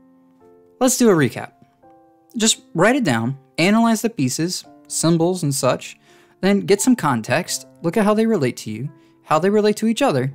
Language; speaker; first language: English; native; English